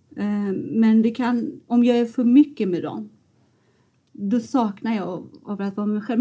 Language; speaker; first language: Swedish; non-native, fluent; Persian